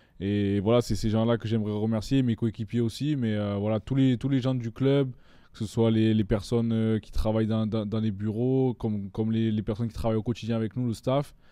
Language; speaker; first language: French; native; French